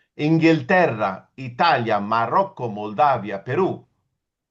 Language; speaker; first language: Italian; non-native, fluent; Hindi